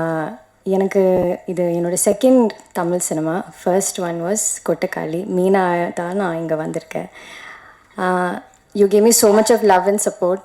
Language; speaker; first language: Tamil; non-native, learner; Malayalam